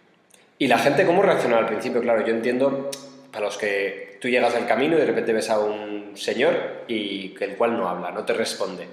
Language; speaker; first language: Spanish; native; Spanish